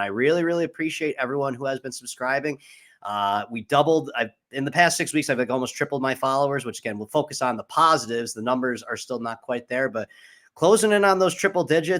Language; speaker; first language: English; native; English